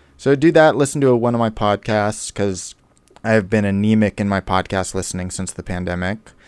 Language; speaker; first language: English; native; English